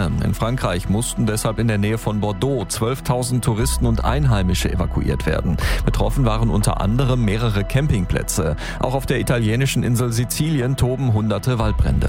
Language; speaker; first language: German; native; German